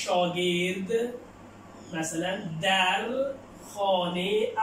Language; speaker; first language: Persian; non-native, fluent; Urdu